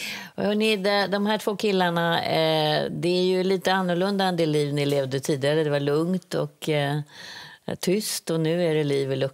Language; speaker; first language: Swedish; native; Swedish